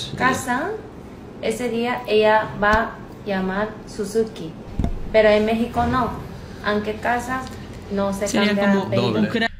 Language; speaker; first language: Spanish; non-native, learner; Japanese